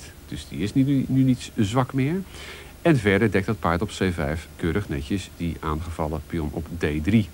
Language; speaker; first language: Dutch; native; Dutch